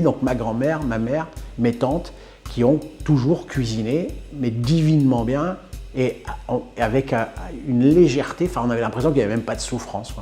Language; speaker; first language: French; early bilingual, other home language; Italian